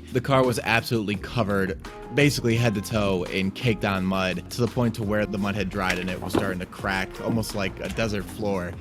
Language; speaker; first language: English; native; English